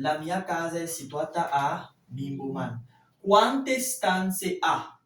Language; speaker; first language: Italian; non-native, fluent; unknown